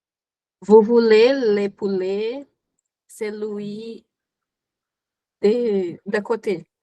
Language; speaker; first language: French; non-native, learner; Portuguese